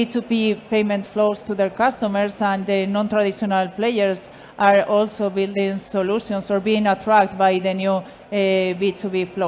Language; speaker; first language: English; non-native, fluent; Spanish